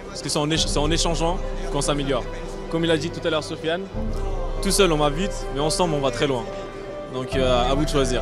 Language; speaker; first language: French; non-native, local second language; Arabic